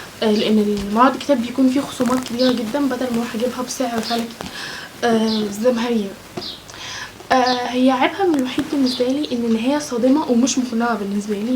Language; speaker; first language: Arabic; native; Arabic